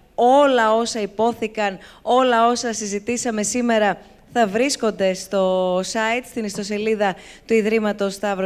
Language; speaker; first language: Greek; native; Greek